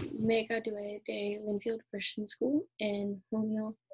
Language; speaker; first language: Spanish; non-native, learner; English